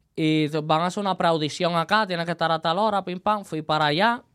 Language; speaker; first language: Spanish; native; Spanish